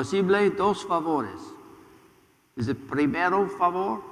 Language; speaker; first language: Spanish; non-native, learner; English